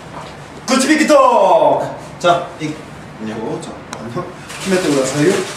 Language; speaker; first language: Japanese; non-native, learner; Korean